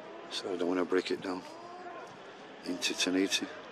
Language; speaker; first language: English; early bilingual, other home language; Spanish